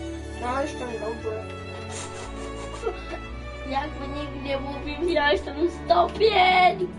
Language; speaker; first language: Polish; early bilingual, heritage; Polish